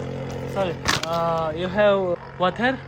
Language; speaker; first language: English; non-native, learner; Georgian